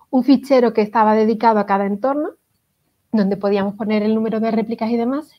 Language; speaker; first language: Spanish; native; Spanish